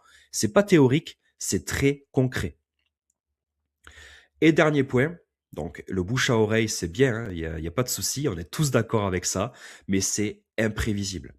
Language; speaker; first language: French; native; French